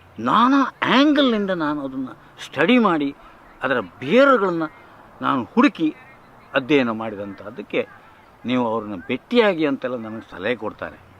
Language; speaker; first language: Kannada; native; Kannada